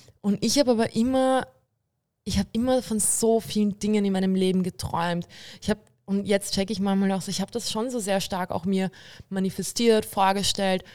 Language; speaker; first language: German; early bilingual, other home language; Bulgarian